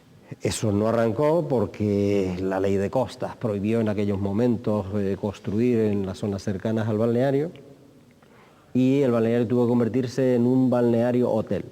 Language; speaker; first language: Spanish; native; Spanish